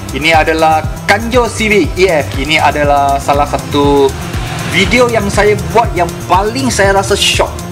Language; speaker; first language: Malay; non-native, local second language; Min Nan Chinese